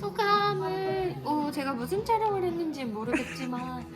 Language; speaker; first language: Korean; native; Korean